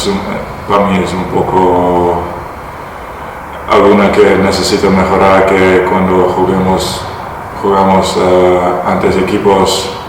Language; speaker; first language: Spanish; non-native, learner; Dutch